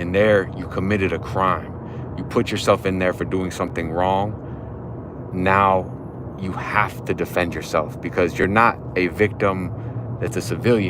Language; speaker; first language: English; native; English